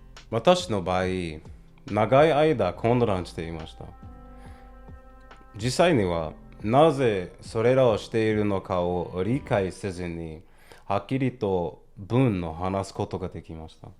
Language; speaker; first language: Japanese; non-native, learner; English